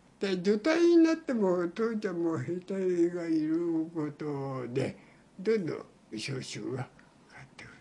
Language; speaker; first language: Japanese; native; Japanese